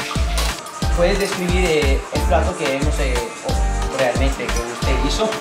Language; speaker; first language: Spanish; non-native, learner; English